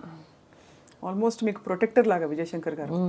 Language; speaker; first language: Telugu; native; Telugu